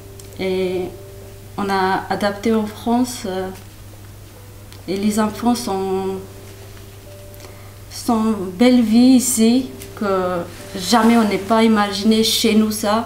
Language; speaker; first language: French; non-native, learner; Kurdish